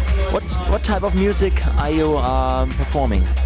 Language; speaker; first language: English; non-native, fluent; German